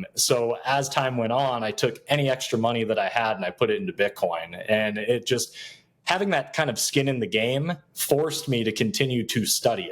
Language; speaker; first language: English; native; English